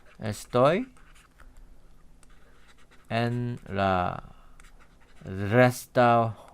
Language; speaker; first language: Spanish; non-native, learner; Korean